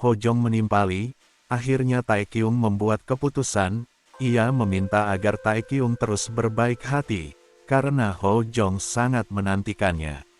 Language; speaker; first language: Indonesian; native; Indonesian